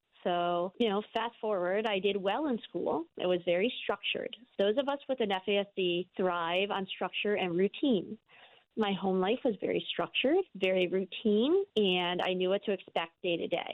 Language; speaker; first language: English; native; English